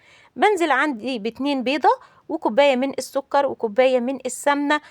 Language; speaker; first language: Arabic; native; Arabic